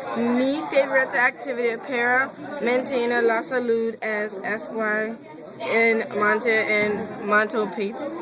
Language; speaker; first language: Spanish; non-native, learner; English